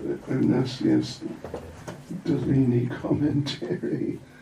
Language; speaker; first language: Russian; non-native, learner; English